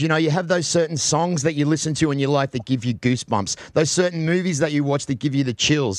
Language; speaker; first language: English; native; English